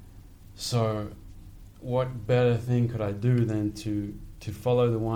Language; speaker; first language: English; native; English